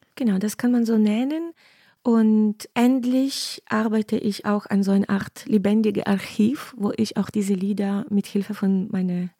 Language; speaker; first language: German; non-native, fluent; Ukrainian